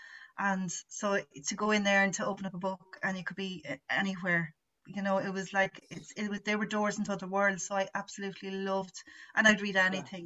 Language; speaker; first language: English; native; English